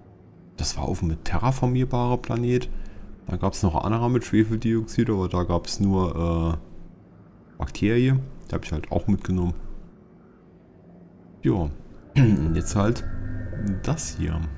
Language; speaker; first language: German; native; German